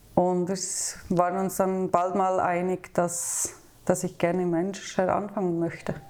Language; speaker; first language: German; native; German